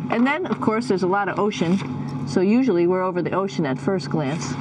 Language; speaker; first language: English; native; English